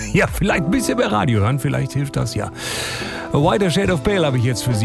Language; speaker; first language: German; native; German